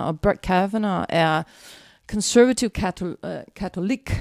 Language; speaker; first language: Danish; non-native, fluent; English